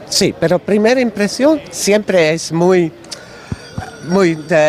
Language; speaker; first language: Spanish; non-native, learner; Dutch